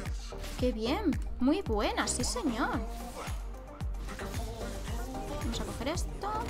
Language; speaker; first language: Spanish; native; Spanish